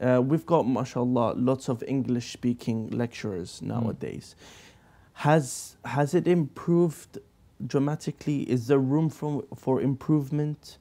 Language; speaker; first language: English; native; English